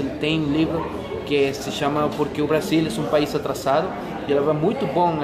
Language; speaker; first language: Portuguese; non-native, fluent; Spanish